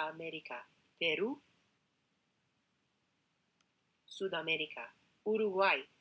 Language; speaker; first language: Spanish; non-native, fluent; English